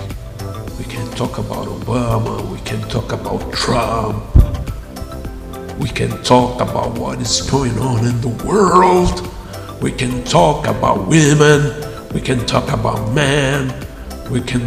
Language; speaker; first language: English; non-native, fluent; Portuguese